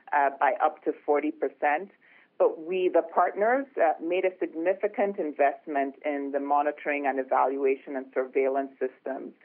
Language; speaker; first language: English; non-native, local second language; Yoruba